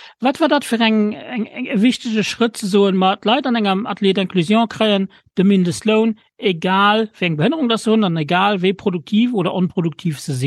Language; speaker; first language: Luxembourgish; native; Luxembourgish